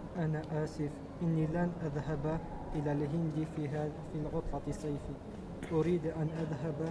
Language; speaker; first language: Arabic; non-native, learner; French